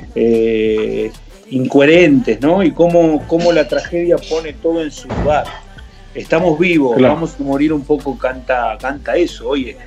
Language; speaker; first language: Spanish; native; Spanish